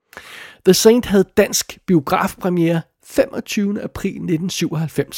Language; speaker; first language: Danish; native; Danish